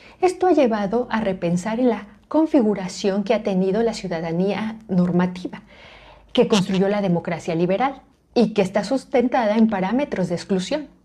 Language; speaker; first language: Spanish; native; Spanish